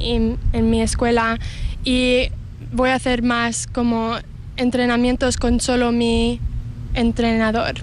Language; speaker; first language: Spanish; early bilingual, heritage; Spanish